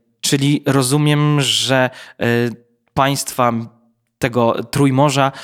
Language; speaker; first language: Polish; native; Polish